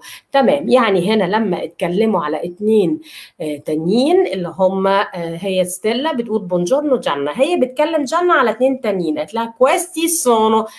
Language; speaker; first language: Arabic; native; Arabic